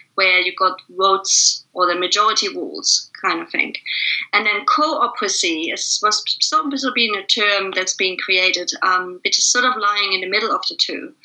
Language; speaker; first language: English; non-native, fluent; German